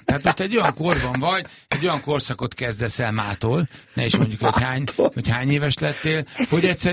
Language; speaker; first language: Hungarian; native; Hungarian